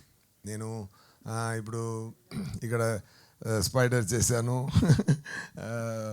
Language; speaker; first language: Telugu; non-native, learner; Tamil